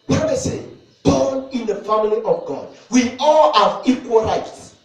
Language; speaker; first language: English; non-native, local second language; Swahili